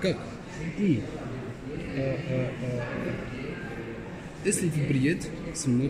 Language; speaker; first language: Russian; non-native, learner; Arabic